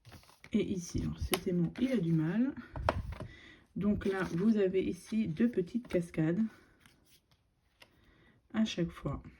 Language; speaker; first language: French; native; French